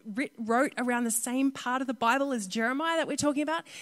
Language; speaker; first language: English; native; English